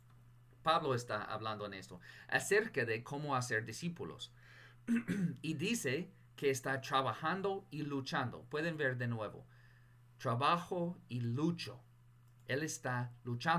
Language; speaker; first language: Spanish; non-native, fluent; English